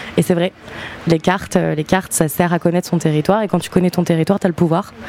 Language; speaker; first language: French; native; French